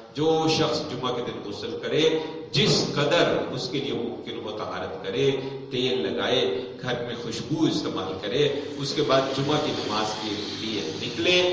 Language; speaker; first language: Urdu; non-native, local second language; Punjabi